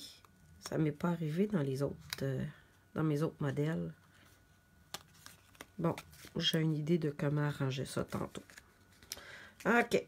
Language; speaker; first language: French; native; French